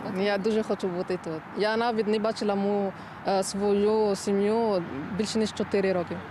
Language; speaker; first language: Ukrainian; non-native, learner; Arabic